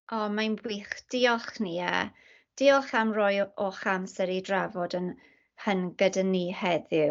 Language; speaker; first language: Welsh; non-native, learner; English